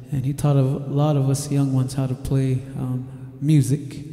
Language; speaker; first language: English; native; English